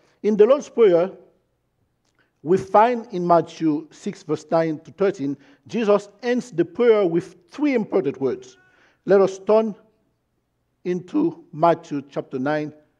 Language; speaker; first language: English; non-native, fluent; Haitian Creole